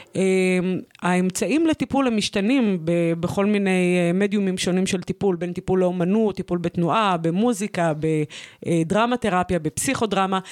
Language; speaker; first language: Hebrew; native; Hebrew